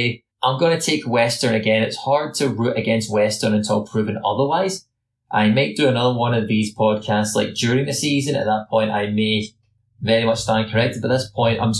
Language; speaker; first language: English; native; English